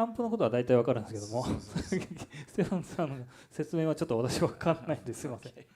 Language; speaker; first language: Japanese; native; Japanese